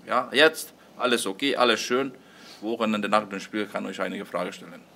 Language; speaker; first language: German; non-native, fluent; Hungarian